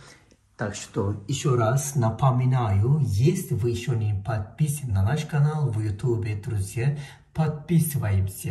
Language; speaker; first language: Russian; non-native, fluent; Turkish